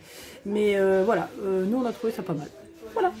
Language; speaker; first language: French; native; French